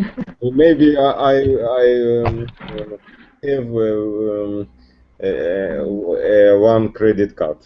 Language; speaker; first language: English; non-native, learner; Russian